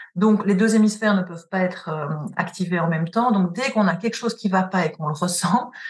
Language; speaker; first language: French; native; French